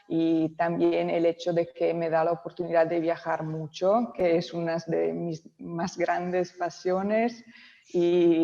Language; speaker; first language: Spanish; non-native, local second language; Italian